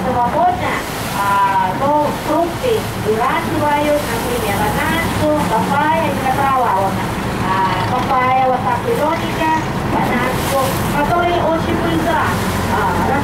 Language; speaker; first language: Russian; non-native, learner; Thai